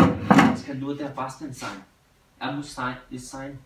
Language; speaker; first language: German; non-native, learner; Danish